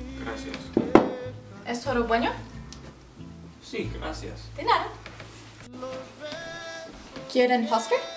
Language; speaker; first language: Spanish; non-native, learner; English